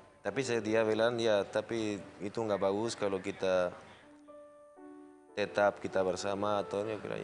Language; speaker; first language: Indonesian; non-native, learner; Spanish